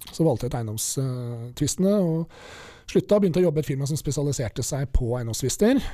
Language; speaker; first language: Norwegian; native; Norwegian